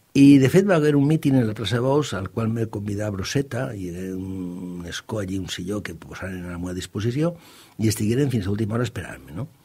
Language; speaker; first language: Catalan; native; Catalan